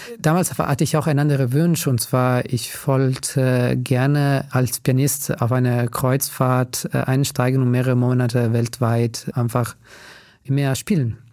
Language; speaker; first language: German; non-native, fluent; Italian